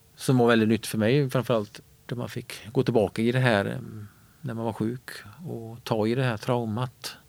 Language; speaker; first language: Swedish; native; Swedish